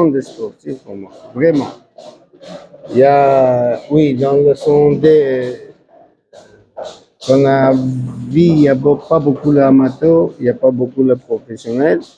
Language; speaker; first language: French; non-native, learner; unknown